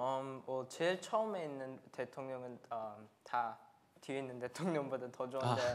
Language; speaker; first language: Korean; early bilingual, heritage; English